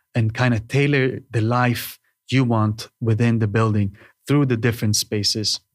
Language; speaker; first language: English; non-native, fluent; Hebrew